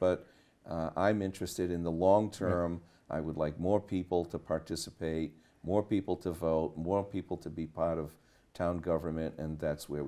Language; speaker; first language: English; native; English